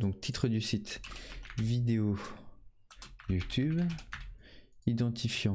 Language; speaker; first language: French; native; French